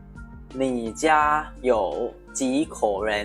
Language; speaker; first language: Chinese; non-native, fluent; Lao